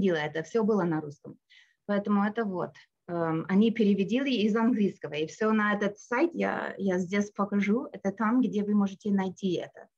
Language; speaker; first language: Russian; non-native, fluent; English